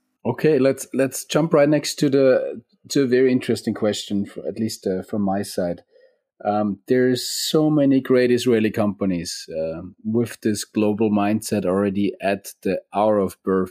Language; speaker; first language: English; non-native, fluent; German